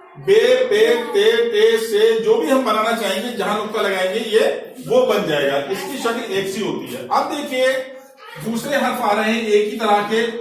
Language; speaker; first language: Hindi; native; Hindi